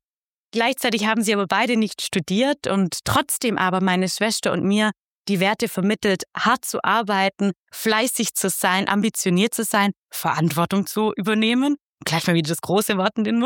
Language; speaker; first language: German; native; German